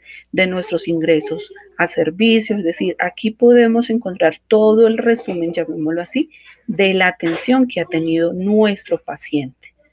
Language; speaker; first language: Spanish; native; Spanish